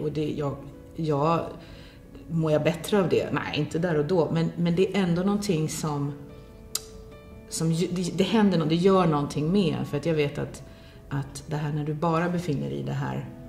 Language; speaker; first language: Swedish; native; Swedish